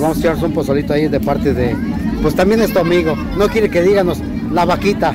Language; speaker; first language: Spanish; native; Spanish